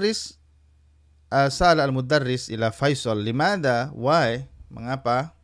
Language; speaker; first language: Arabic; non-native, fluent; Indonesian